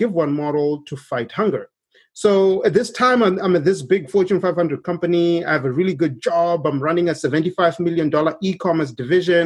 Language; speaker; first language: English; non-native, local second language; Shona